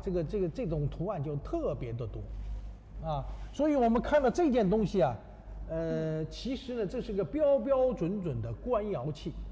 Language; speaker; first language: Chinese; native; Chinese